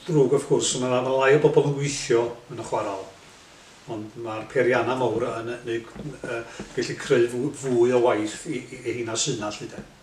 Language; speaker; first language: Welsh; native; Welsh